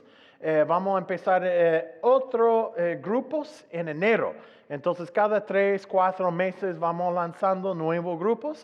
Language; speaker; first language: Spanish; non-native, fluent; English